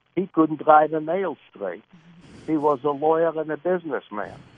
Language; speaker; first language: English; early bilingual, other home language; Lithuanian